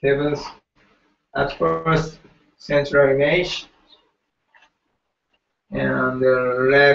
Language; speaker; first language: English; non-native, learner; Japanese